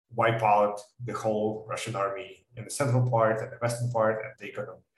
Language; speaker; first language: English; non-native, fluent; Ukrainian